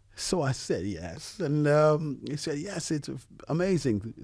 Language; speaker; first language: English; early bilingual, other home language; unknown